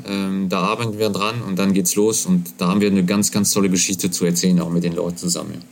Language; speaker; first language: German; non-native, fluent; French